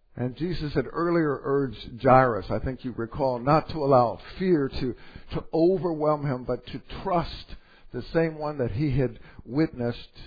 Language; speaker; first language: English; native; English